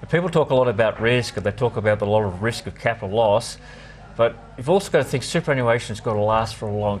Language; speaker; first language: English; native; English